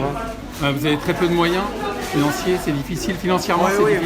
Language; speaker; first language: French; native; French